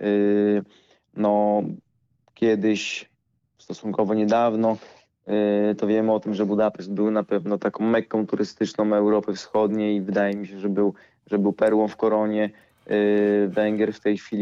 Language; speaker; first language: Polish; native; Polish